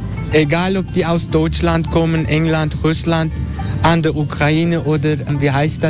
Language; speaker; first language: German; non-native, learner; Turkish